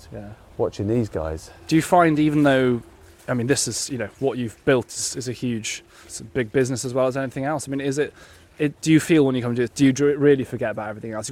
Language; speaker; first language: English; native; English